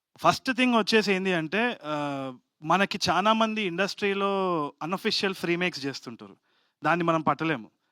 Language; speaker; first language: Telugu; native; Telugu